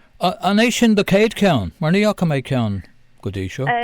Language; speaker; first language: Irish; non-native, local second language; English